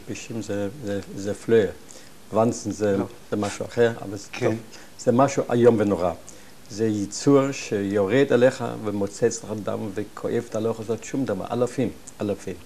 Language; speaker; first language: Hebrew; non-native, fluent; German